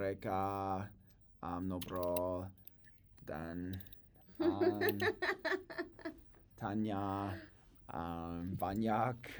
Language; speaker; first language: Indonesian; non-native, learner; English